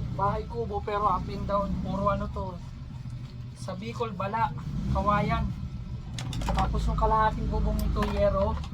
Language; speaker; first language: Filipino; non-native, local second language; Bikol